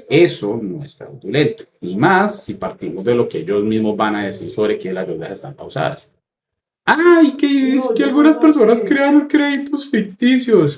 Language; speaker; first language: Spanish; native; Spanish